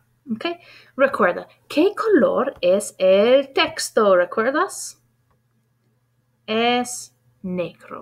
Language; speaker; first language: Spanish; non-native, fluent; English